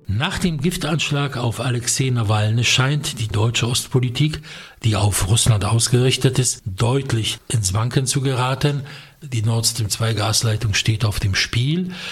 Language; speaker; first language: German; non-native, fluent; Polish